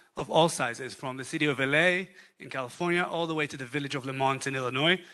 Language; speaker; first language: English; non-native, fluent; Hebrew